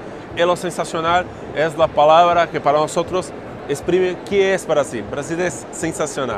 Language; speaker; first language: Spanish; non-native, fluent; Portuguese